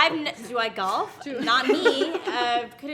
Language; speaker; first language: English; native; English